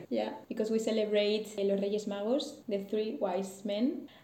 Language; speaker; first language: English; non-native, learner; Spanish